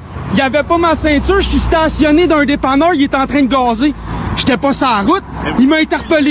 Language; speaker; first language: French; native; French